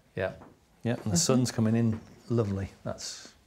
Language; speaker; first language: English; native; English